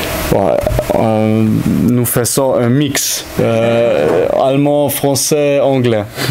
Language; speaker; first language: French; non-native, learner; German